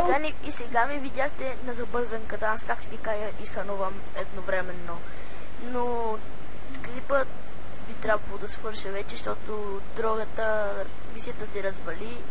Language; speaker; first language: Bulgarian; native; Bulgarian